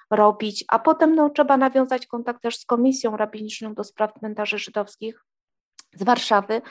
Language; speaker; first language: Polish; native; Polish